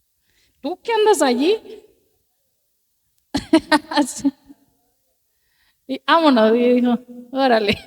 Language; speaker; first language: Spanish; native; Spanish